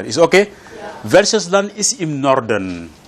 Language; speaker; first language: German; non-native, fluent; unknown